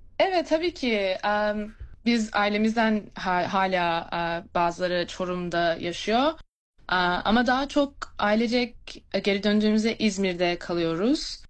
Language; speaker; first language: Turkish; early bilingual, heritage; English